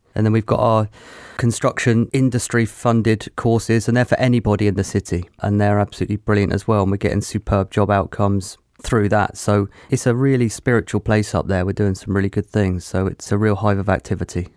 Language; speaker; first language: English; native; English